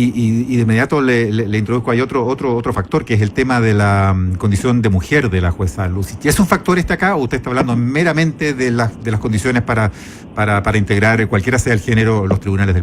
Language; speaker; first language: Spanish; native; Spanish